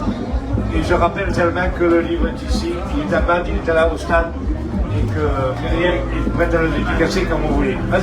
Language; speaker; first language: French; native; French